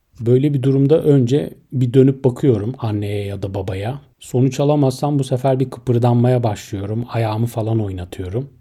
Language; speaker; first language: Turkish; native; Turkish